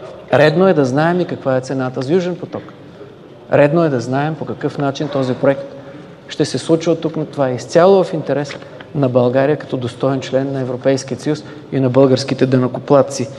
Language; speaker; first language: Bulgarian; native; Bulgarian